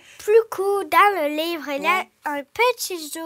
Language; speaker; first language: French; early bilingual, other home language; Ukrainian